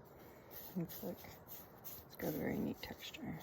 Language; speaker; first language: English; native; English